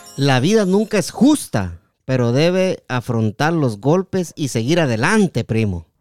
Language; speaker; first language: Spanish; native; Spanish